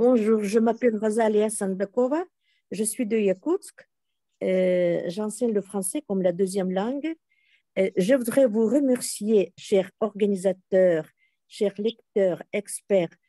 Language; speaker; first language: French; non-native, fluent; Russian